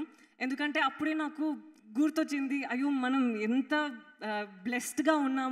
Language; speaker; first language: Telugu; non-native, fluent; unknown